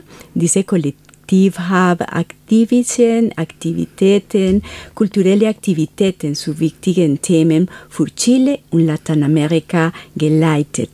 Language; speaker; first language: German; non-native, fluent; Spanish